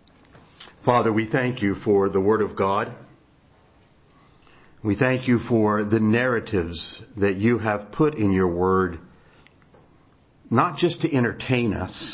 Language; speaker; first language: English; native; English